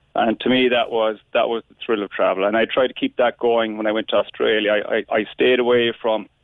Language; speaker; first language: English; native; English